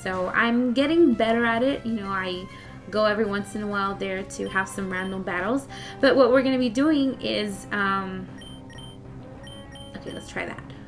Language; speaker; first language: English; early bilingual, other home language; Spanish